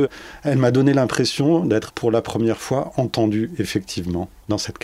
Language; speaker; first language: French; native; French